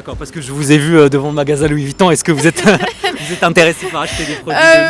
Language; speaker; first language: French; native; French